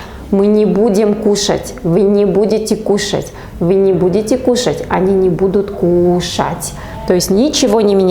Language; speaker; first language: Russian; non-native, local second language; Kazakh